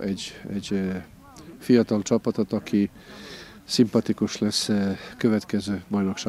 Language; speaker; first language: Hungarian; non-native, local second language; Serbian